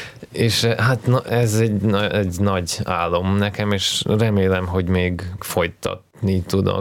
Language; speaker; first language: Hungarian; non-native, fluent; Russian